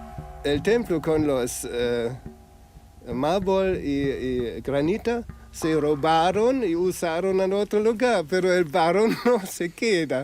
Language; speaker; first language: Spanish; non-native, fluent; German